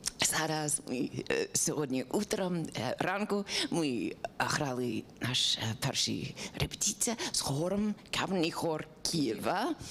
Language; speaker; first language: Ukrainian; non-native, learner; English